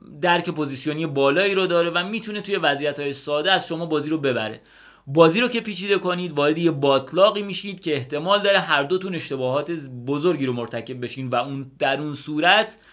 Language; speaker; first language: Persian; native; Persian